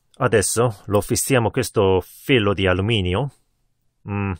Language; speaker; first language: Italian; non-native, learner; Korean